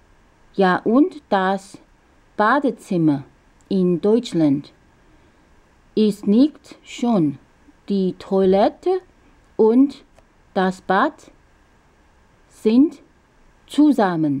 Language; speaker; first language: German; non-native, learner; Japanese